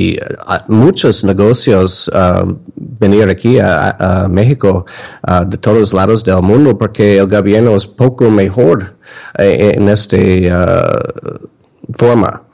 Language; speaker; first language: Spanish; non-native, learner; English